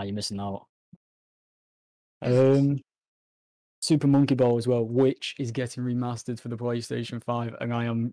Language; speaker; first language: English; native; English